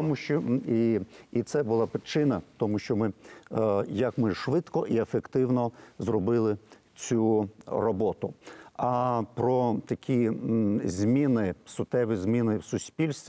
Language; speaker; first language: Ukrainian; non-native, fluent; Lithuanian